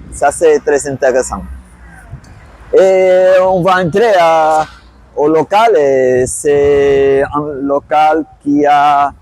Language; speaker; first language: French; non-native, fluent; Spanish